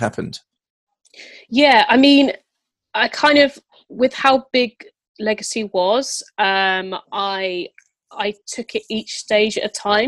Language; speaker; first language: English; native; English